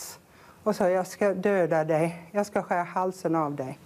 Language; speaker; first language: Swedish; non-native, fluent; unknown